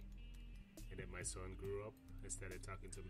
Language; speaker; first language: English; non-native, local second language; Krio